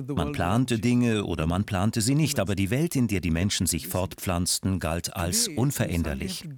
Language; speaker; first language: German; non-native, fluent; Hindi